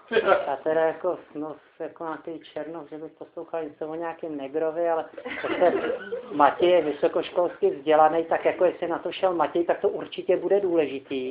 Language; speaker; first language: Czech; native; Czech